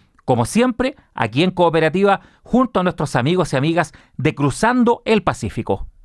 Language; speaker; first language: Spanish; native; Spanish